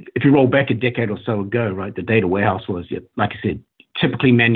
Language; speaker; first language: English; native; English